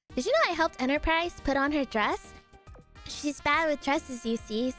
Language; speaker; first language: English; native; English